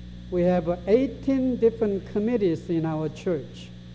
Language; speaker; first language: English; non-native, fluent; Korean